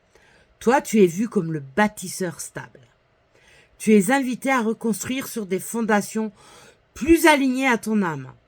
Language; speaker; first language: French; native; French